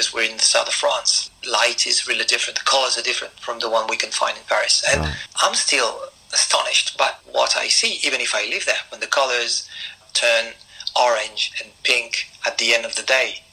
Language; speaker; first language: English; non-native, fluent; French